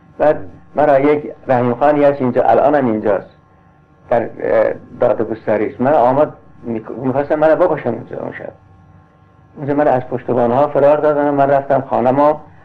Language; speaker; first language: Persian; non-native, local second language; Azerbaijani